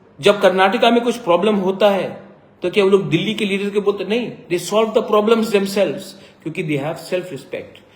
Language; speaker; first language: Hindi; non-native, local second language; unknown